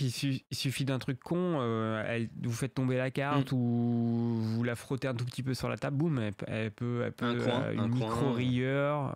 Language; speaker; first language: French; native; French